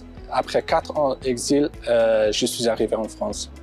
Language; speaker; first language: French; non-native, fluent; Persian